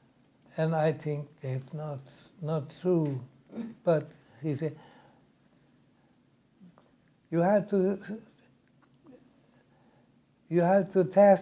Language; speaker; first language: English; non-native, learner; Swedish